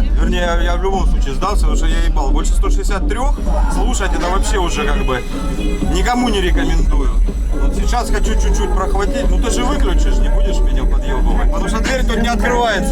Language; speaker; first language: Russian; native; Russian